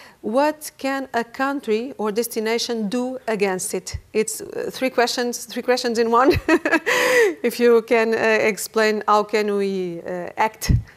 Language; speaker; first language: English; non-native, fluent; Portuguese